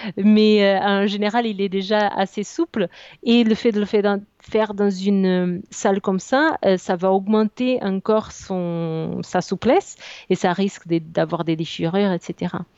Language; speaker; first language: French; non-native, fluent; Portuguese